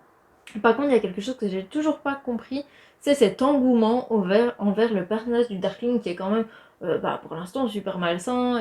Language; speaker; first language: French; native; French